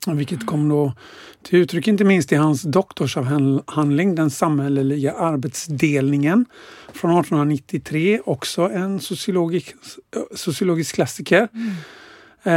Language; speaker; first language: Swedish; native; Swedish